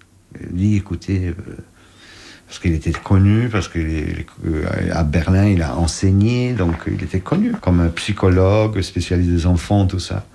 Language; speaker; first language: French; non-native, fluent; Polish